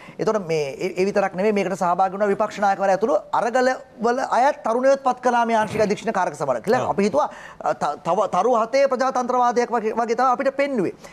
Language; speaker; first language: Sinhala; native; Sinhala